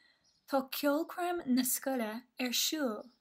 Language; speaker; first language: Irish; non-native, local second language; English